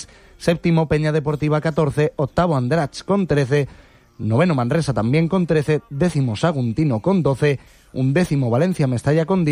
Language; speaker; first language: Spanish; native; Spanish